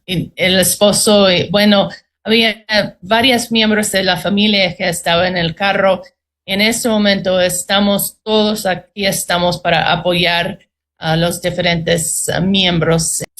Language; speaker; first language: Spanish; non-native, fluent; English